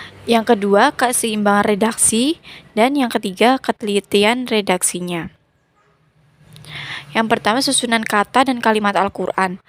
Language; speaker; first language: Indonesian; native; Indonesian